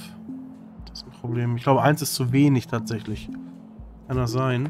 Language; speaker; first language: German; native; German